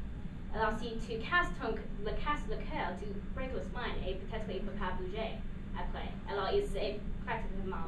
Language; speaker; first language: French; non-native, learner; English